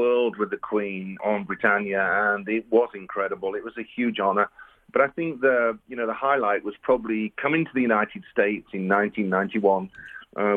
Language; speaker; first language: English; native; English